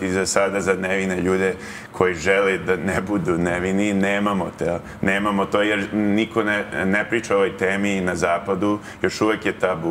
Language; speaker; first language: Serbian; early bilingual, heritage; Serbian